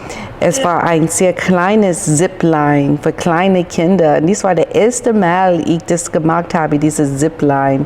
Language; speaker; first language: German; non-native, learner; English